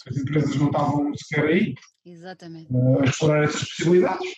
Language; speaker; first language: Portuguese; native; Portuguese